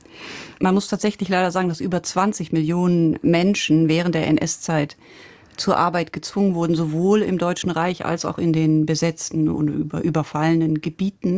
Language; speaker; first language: German; native; German